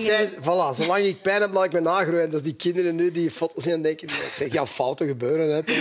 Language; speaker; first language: Dutch; native; Dutch